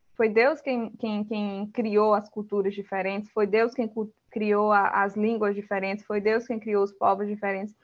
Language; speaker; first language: Portuguese; early bilingual, other home language; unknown